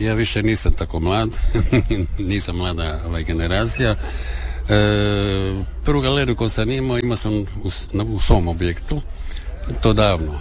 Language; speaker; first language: Serbian; native; Serbian